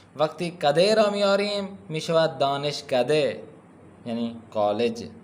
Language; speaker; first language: Persian; non-native, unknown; Urdu